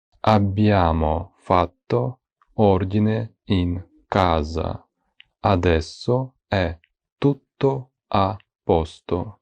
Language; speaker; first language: Italian; non-native, fluent; Ukrainian